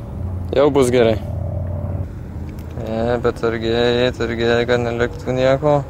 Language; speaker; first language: Lithuanian; native; Lithuanian